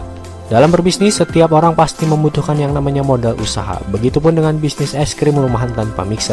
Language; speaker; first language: Indonesian; native; Indonesian